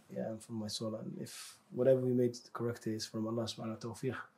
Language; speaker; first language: English; non-native, fluent; Somali